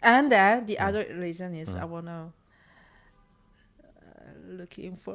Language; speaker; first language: English; non-native, learner; Korean